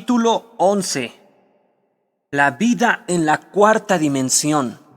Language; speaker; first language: Spanish; native; Spanish